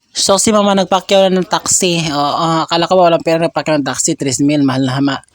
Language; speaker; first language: Filipino; non-native, local second language; Cebuano